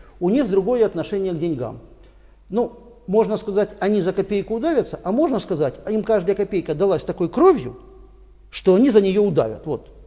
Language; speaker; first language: Russian; native; Russian